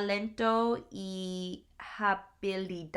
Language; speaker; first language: Spanish; non-native, learner; English